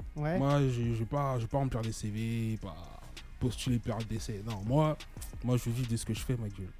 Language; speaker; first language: French; native; French